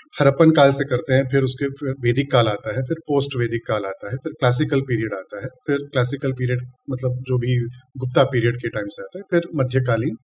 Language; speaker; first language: Hindi; non-native, local second language; Tamil